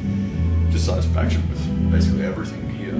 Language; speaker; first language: English; native; English